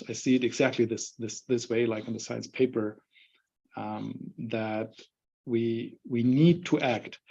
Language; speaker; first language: English; non-native, fluent; German